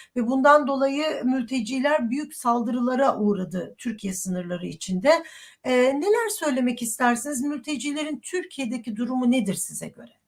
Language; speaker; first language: Turkish; non-native, fluent; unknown